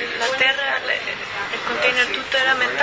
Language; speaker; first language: Italian; non-native, learner; Spanish